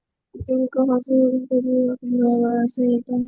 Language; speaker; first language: Arabic; non-native, learner; Bangla